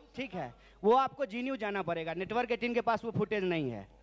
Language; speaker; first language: Hindi; native; Hindi